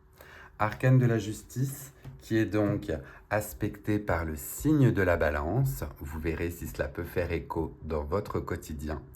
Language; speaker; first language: French; native; French